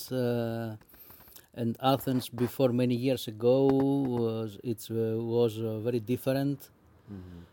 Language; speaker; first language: English; non-native, learner; Greek